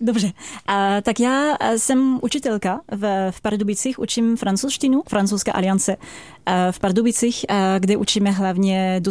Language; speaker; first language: Czech; non-native, fluent; French